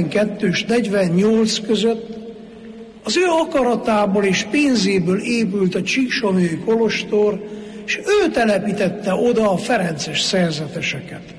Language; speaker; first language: Hungarian; native; Hungarian